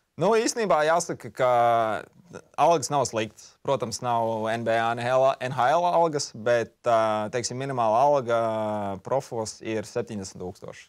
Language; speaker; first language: Latvian; native; Latvian